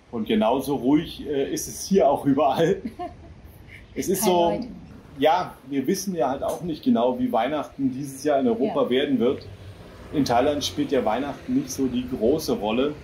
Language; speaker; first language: German; native; German